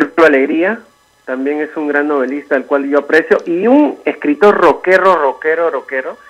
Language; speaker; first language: Spanish; native; Spanish